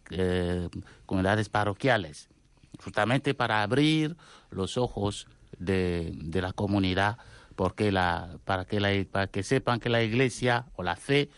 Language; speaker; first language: Spanish; non-native, fluent; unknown